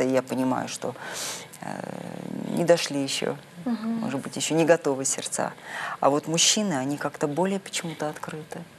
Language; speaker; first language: Russian; native; Russian